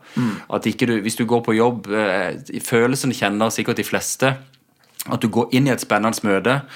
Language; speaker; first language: Norwegian; native; Norwegian